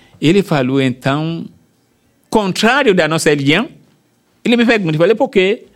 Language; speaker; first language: Portuguese; non-native, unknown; Yoruba